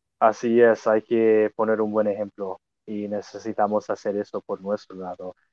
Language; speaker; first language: Spanish; non-native, fluent; English